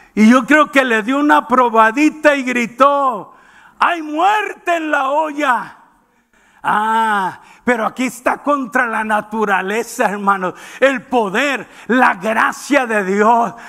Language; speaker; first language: Spanish; native; Spanish